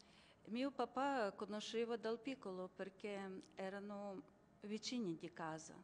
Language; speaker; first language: Italian; non-native, learner; Ukrainian